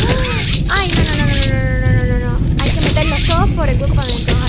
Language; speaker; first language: Spanish; native; Spanish